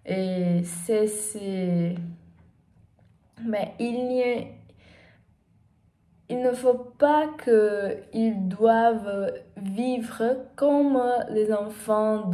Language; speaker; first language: French; non-native, learner; Portuguese